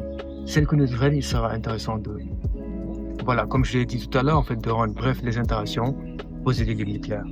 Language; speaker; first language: French; non-native, local second language; Wolof